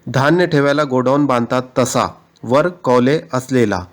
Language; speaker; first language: Marathi; non-native, local second language; Urdu